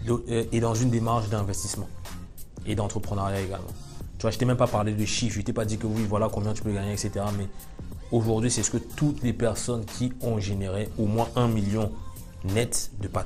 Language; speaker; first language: French; native; French